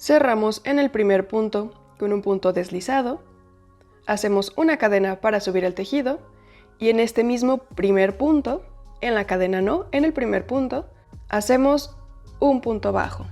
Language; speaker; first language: Spanish; native; Spanish